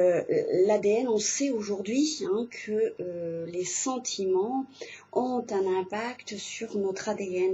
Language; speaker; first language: French; native; French